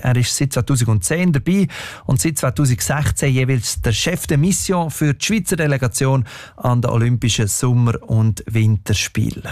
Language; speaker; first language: German; native; German